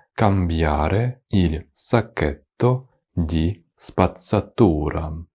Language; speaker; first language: Italian; non-native, fluent; Ukrainian